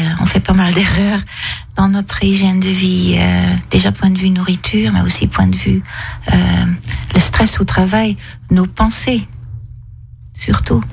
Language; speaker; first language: French; non-native, fluent; Dutch